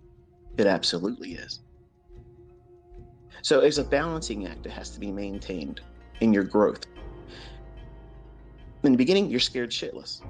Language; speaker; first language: English; native; English